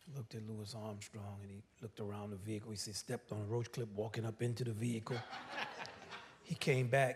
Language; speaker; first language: English; native; English